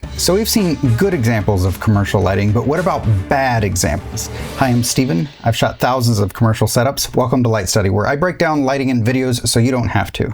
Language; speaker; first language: English; native; English